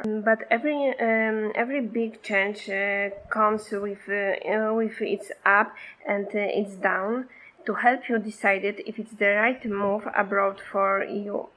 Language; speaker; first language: English; non-native, fluent; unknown